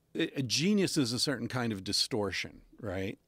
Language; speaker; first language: English; native; English